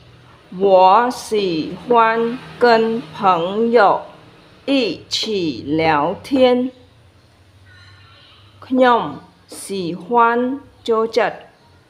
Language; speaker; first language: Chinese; non-native, fluent; Khmer